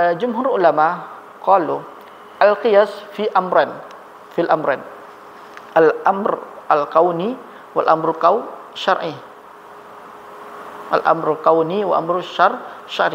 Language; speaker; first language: Arabic; non-native, learner; Malay